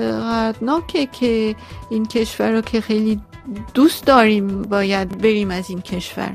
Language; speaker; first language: Persian; non-native, local second language; Armenian